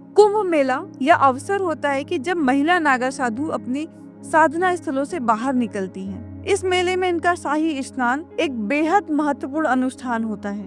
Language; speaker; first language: Hindi; native; Hindi